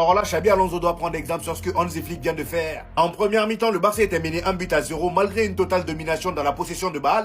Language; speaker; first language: French; native; French